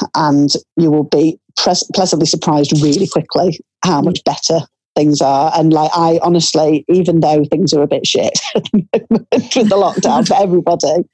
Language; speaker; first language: English; native; English